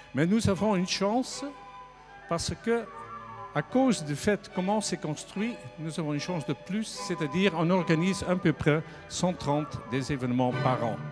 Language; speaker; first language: French; non-native, fluent; Dutch